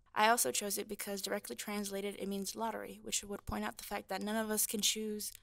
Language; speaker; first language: English; early bilingual, other home language; Spanish